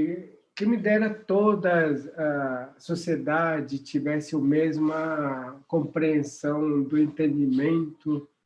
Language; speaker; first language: Portuguese; non-native, local second language; Guarani